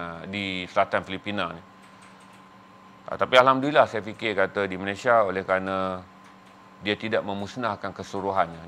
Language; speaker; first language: Malay; native; Malay